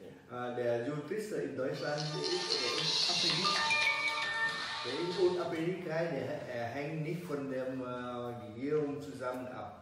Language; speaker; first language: German; non-native, learner; Vietnamese